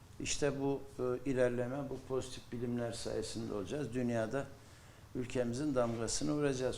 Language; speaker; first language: Turkish; native; Turkish